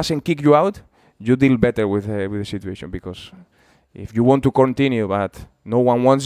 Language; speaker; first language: English; non-native, fluent; Spanish